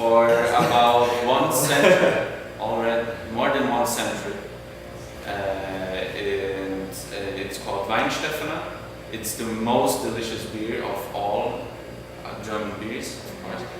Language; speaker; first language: English; non-native, fluent; German